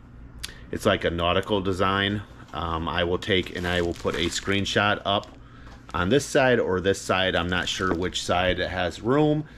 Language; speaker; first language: English; native; English